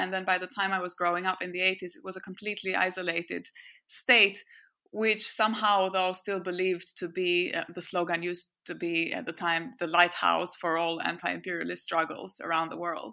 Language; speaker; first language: English; non-native, fluent; French